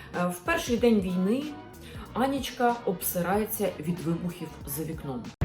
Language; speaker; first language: Ukrainian; non-native, local second language; Russian